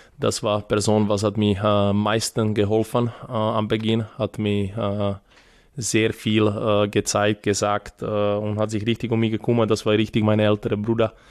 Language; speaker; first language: German; non-native, fluent; Serbian